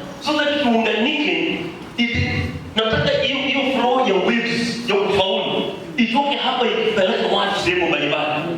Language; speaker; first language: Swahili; native; Swahili